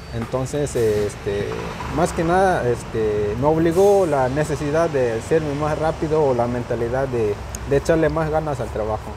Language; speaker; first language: Spanish; native; Spanish